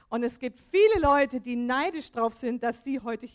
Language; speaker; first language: German; native; German